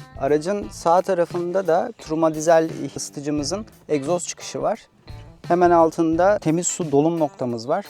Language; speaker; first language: Turkish; native; Turkish